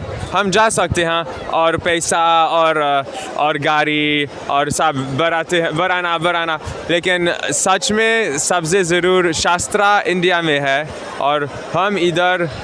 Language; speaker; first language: Hindi; non-native, learner; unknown